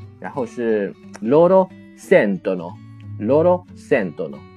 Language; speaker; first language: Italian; non-native, fluent; Chinese